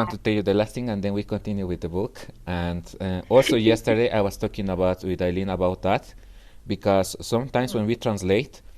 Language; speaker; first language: English; non-native, fluent; Spanish